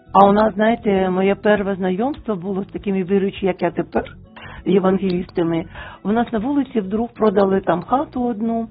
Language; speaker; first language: Ukrainian; non-native, local second language; Russian